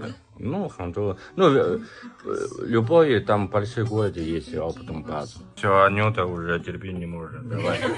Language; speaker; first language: Russian; non-native, learner; Chinese